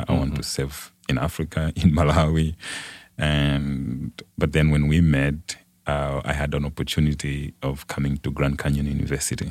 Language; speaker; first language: English; non-native, local second language; Nyanja